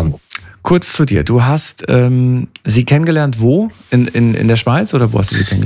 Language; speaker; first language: German; native; German